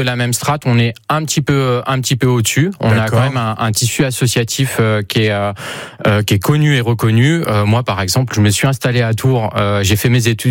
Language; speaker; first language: French; native; French